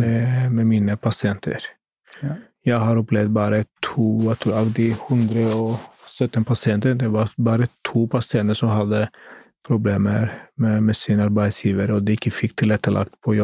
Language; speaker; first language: Norwegian; non-native, fluent; Greek